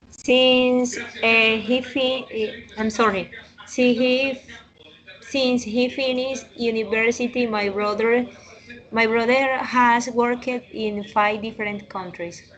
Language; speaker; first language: English; non-native, learner; Spanish